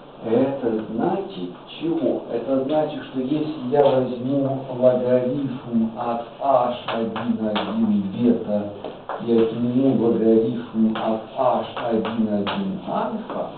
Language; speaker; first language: Russian; native; Russian